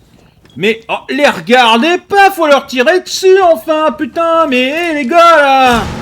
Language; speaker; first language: French; native; French